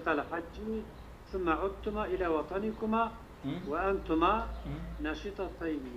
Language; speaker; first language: Arabic; non-native, learner; Turkish